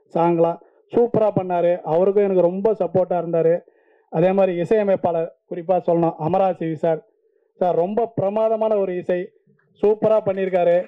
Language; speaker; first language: Tamil; native; Tamil